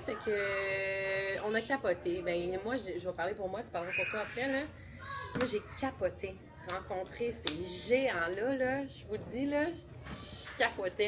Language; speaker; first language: French; native; French